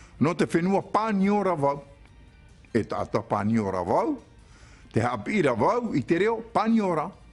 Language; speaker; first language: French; native; French